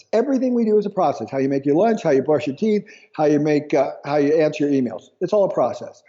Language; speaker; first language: English; native; English